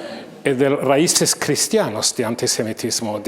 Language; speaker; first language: Spanish; non-native, fluent; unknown